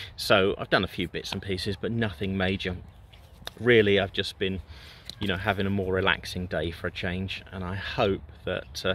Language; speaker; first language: English; native; English